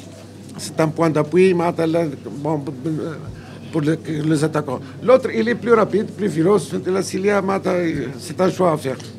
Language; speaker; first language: French; non-native, local second language; Arabic